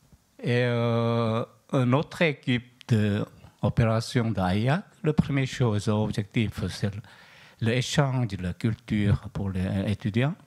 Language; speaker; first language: French; non-native, learner; Korean